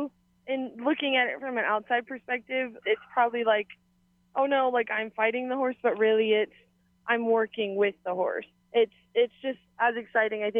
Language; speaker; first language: English; native; English